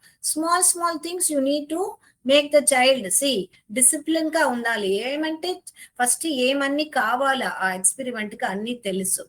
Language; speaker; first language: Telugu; non-native, learner; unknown